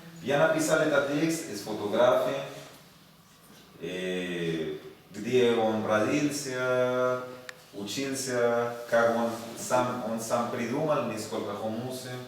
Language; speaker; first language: Russian; non-native, learner; Spanish